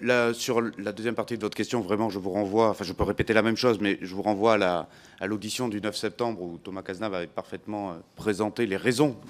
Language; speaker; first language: French; native; French